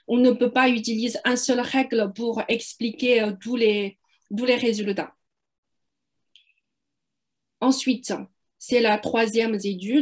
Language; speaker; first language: French; non-native, fluent; Chinese